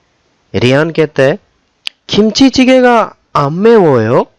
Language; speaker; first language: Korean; non-native, fluent; Urdu